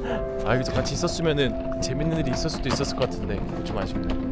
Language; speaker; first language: Korean; native; Korean